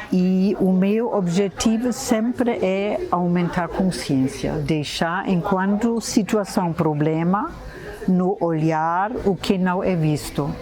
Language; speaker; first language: Portuguese; non-native, fluent; German